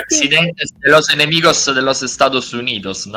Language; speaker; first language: Spanish; non-native, fluent; Italian